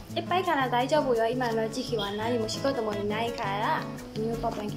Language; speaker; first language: Japanese; non-native, learner; Burmese